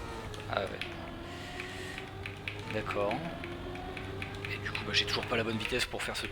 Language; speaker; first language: French; native; French